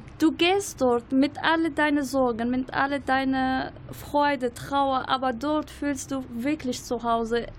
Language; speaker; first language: German; non-native, learner; Arabic